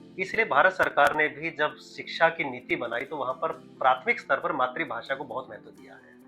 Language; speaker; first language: Hindi; native; Hindi